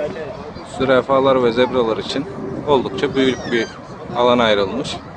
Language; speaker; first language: Turkish; native; Turkish